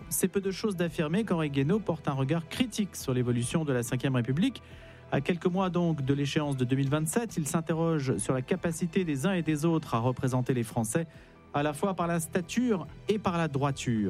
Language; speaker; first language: French; native; French